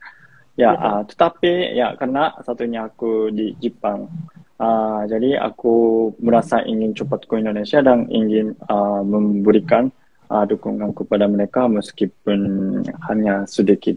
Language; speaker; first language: Indonesian; non-native, fluent; Japanese